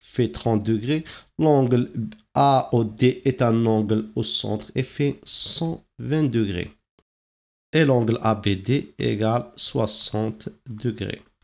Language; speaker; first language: French; non-native, local second language; Arabic